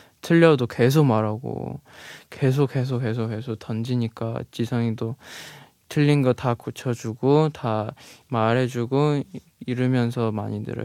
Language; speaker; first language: Korean; non-native, fluent; Chinese